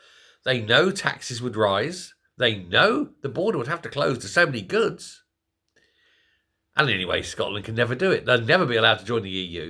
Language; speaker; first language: English; native; English